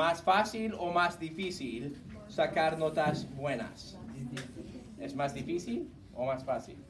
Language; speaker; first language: Spanish; non-native, fluent; English